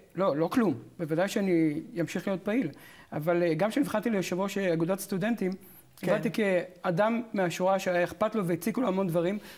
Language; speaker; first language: Hebrew; native; Hebrew